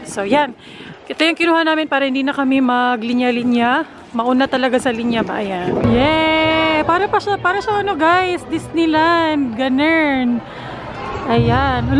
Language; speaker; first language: Filipino; non-native, local second language; Cebuano